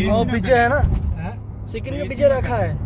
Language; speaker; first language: Hindi; non-native, learner; Bangla